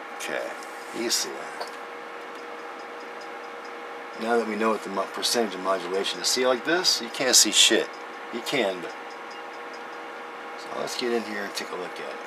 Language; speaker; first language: English; native; English